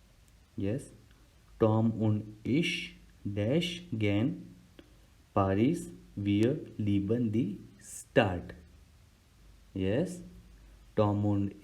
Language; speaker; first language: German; non-native, fluent; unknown